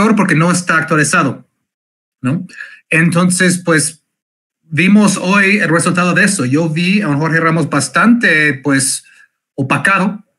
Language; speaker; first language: Spanish; non-native, fluent; English